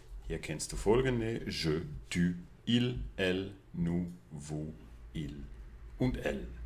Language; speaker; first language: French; non-native, fluent; German